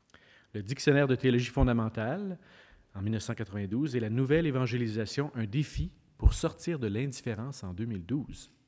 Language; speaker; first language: French; native; French